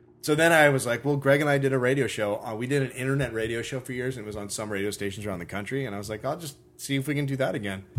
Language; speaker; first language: English; native; English